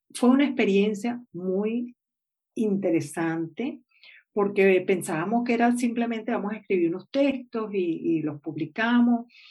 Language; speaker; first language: Spanish; native; Spanish